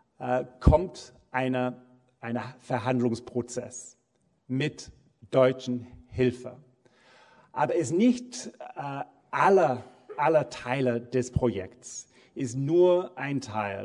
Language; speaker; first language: German; non-native, fluent; English